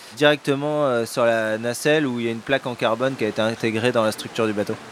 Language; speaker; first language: French; native; French